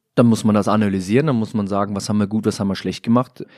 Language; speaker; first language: German; native; German